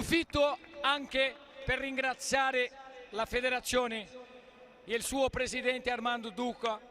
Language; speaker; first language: Italian; non-native, fluent; Portuguese